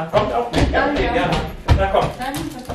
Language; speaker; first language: German; native; German